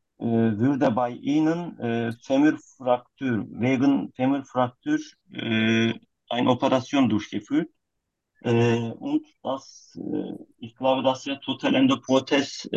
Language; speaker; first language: German; non-native, learner; Turkish